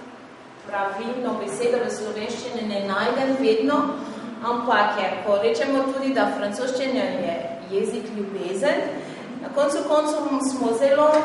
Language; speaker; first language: Slovenian; non-native, fluent; French